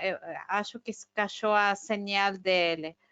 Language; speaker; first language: Portuguese; non-native, fluent; Spanish